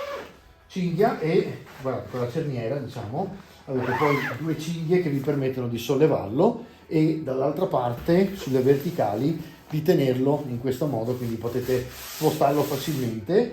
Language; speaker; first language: Italian; native; Italian